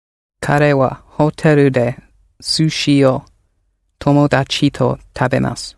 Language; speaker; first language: Japanese; non-native, learner; English